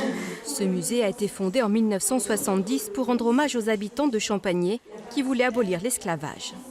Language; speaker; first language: French; native; French